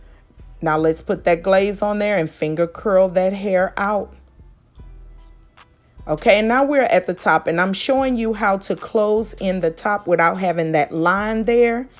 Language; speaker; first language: English; native; English